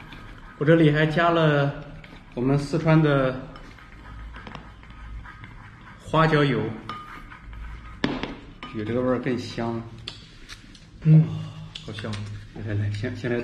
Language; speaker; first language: Chinese; native; Chinese